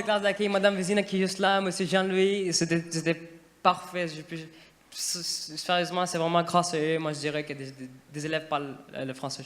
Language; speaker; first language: French; non-native, fluent; Urdu